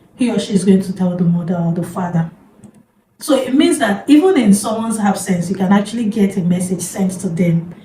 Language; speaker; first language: English; non-native, local second language; Yoruba